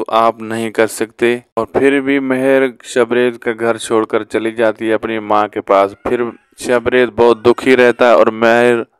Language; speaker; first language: Urdu; non-native, local second language; Sindhi